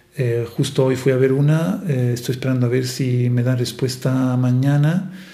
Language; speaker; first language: Spanish; non-native, fluent; Italian